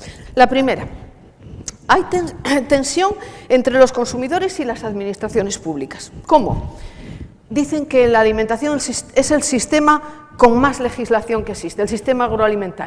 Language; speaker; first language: Spanish; native; Spanish